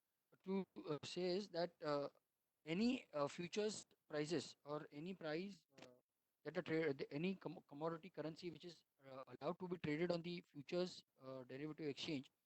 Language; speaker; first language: English; non-native, local second language; Hindi